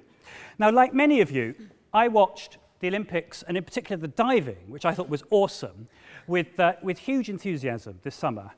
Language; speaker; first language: English; native; English